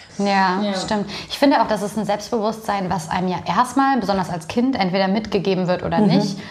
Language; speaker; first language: German; early bilingual, other home language; Bulgarian